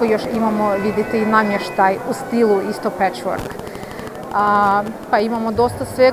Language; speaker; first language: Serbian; non-native, fluent; Azerbaijani